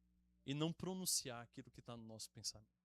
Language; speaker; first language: Portuguese; native; Portuguese